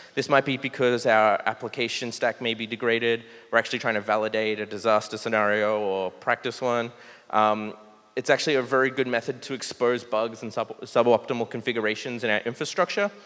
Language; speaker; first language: English; native; English